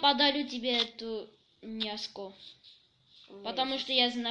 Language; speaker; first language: Russian; early bilingual, heritage; Russian